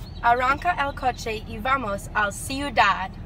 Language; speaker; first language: Spanish; non-native, learner; English